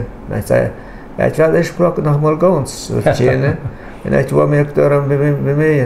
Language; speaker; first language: German; non-native, local second language; Low German